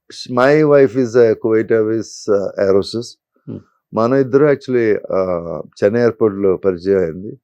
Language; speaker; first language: Telugu; non-native, learner; Malayalam